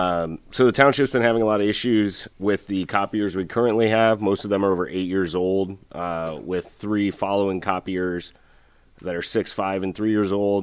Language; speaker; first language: English; native; English